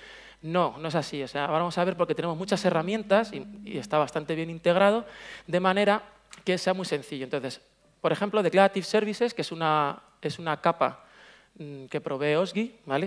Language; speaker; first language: Spanish; native; Spanish